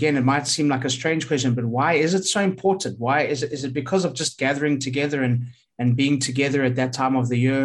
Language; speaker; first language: English; native; English